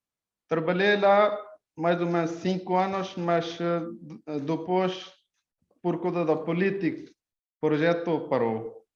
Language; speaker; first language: Portuguese; non-native, learner; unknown